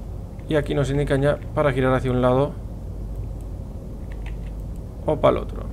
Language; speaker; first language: Spanish; native; Spanish